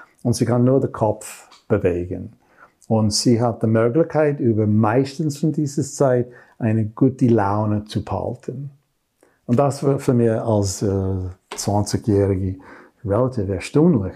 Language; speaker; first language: German; non-native, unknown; English